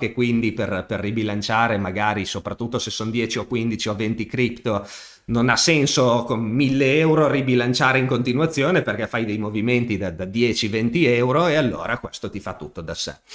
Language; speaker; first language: Italian; native; Italian